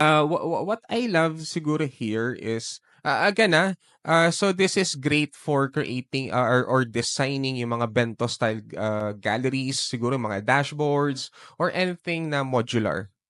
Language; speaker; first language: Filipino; native; Filipino